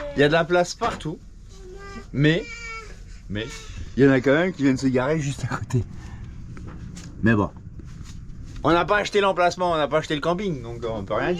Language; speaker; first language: French; native; French